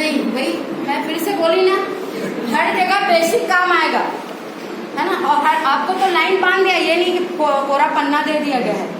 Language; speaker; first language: Hindi; non-native, local second language; Chhattisgarhi